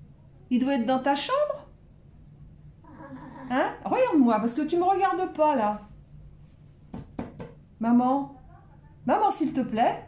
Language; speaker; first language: French; native; French